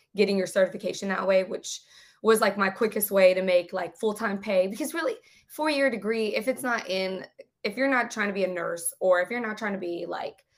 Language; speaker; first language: English; native; English